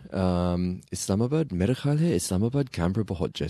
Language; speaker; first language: Hindi; non-native, learner; English